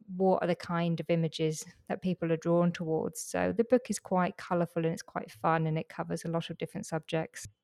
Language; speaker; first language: English; native; English